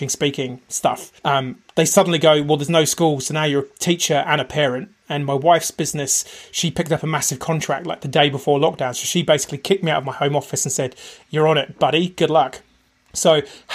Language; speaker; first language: English; native; English